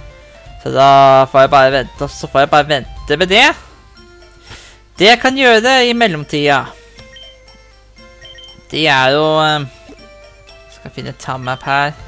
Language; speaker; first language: Norwegian; native; Norwegian